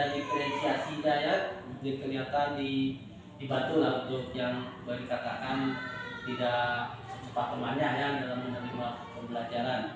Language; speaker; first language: Indonesian; native; Indonesian